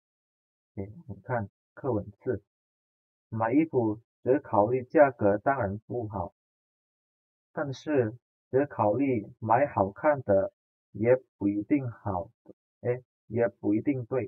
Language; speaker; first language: Chinese; non-native, fluent; Indonesian